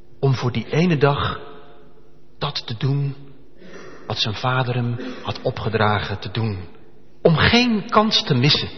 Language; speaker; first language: Dutch; native; Dutch